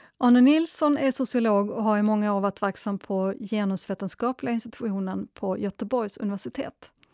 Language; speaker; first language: Swedish; native; Swedish